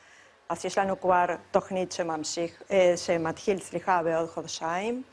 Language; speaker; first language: Hebrew; non-native, fluent; Spanish